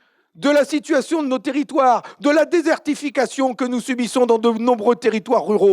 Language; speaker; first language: French; native; French